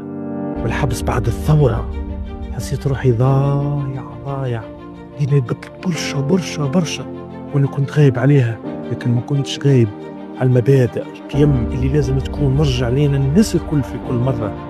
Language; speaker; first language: Arabic; native; Arabic